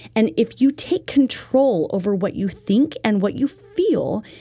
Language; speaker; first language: English; native; English